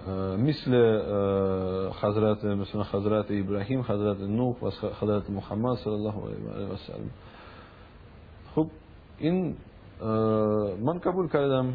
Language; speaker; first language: Persian; non-native, learner; Russian